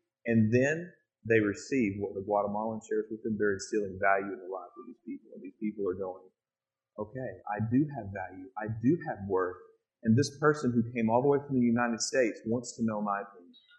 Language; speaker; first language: English; native; English